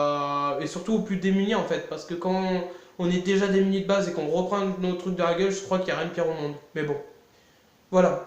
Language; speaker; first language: French; native; French